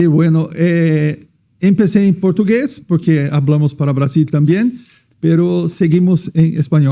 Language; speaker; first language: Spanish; non-native, fluent; Portuguese